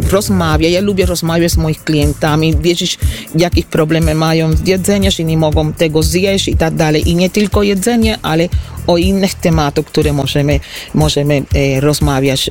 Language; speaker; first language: Polish; non-native, fluent; Spanish